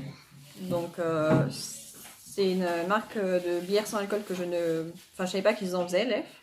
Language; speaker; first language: French; native; French